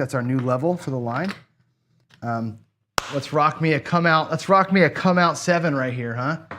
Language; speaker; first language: English; native; English